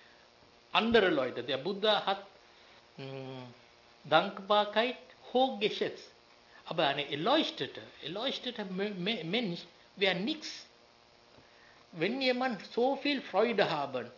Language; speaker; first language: German; non-native, learner; Sinhala